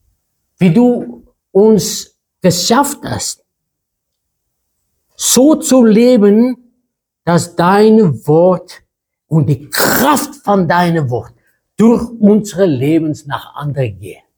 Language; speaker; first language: German; non-native, fluent; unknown